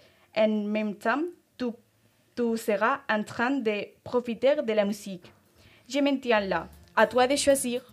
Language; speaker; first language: French; non-native, fluent; Spanish